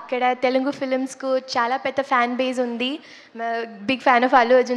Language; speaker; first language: Telugu; non-native, learner; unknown